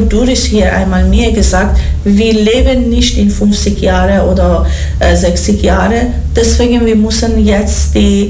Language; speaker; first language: German; non-native, learner; Persian